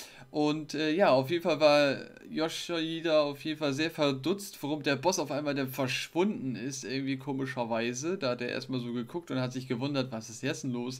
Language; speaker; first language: German; native; German